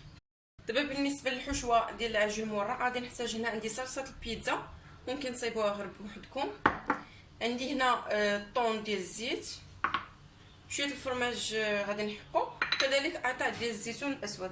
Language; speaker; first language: Arabic; native; Arabic